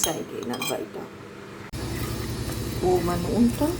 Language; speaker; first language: German; non-native, learner; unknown